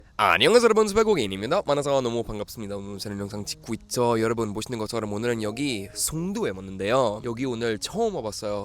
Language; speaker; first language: Korean; non-native, fluent; Swedish